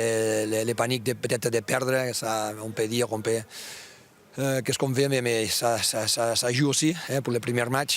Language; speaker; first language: French; non-native, fluent; Spanish